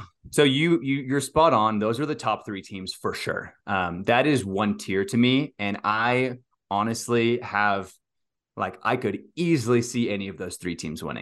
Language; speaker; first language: English; native; English